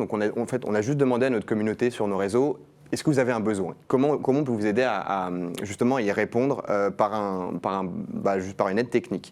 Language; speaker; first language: French; native; French